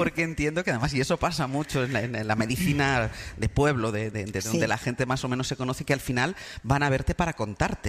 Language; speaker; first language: Spanish; native; Spanish